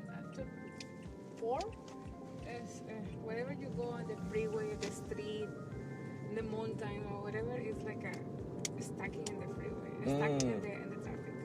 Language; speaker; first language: English; non-native, learner; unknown